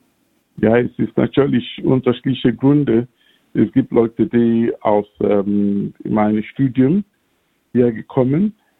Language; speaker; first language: German; non-native, fluent; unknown